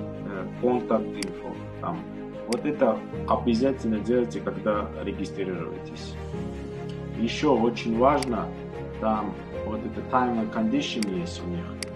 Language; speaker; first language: Russian; non-native, learner; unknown